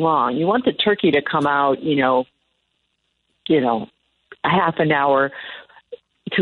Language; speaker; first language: English; native; English